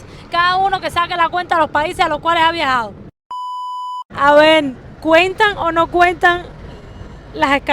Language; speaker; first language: Spanish; native; Spanish